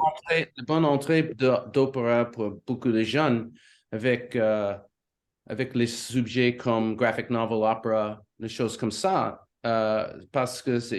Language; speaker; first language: French; non-native, learner; English